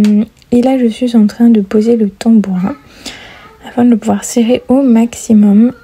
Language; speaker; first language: French; native; French